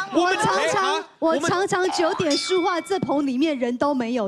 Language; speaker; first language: Chinese; native; Chinese